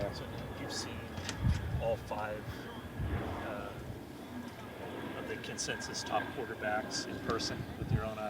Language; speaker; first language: English; native; English